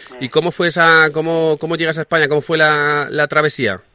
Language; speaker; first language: Spanish; native; Spanish